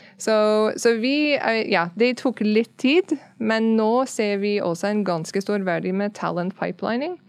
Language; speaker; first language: Norwegian; non-native, fluent; English